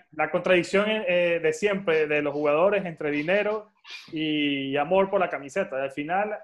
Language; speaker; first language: Spanish; native; Spanish